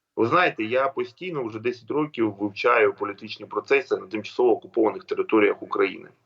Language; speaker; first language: Ukrainian; native; Ukrainian